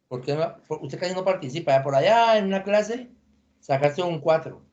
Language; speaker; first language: Spanish; native; Spanish